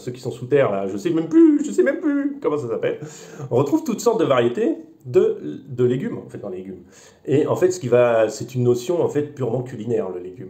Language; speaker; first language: French; native; French